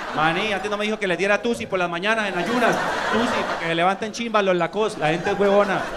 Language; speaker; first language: Spanish; native; Spanish